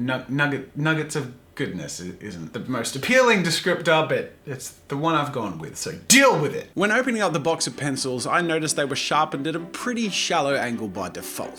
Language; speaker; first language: English; native; English